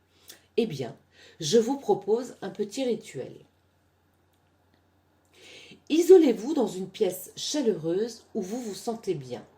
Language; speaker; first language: French; native; French